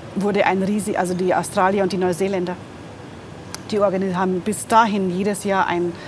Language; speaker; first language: German; native; German